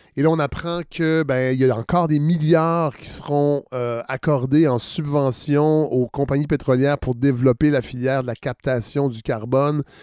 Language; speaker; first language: French; native; French